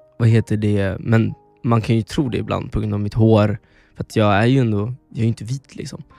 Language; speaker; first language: Swedish; early bilingual, other home language; Spanish